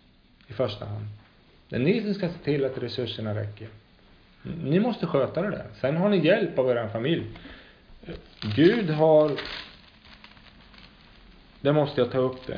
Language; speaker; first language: Swedish; native; Swedish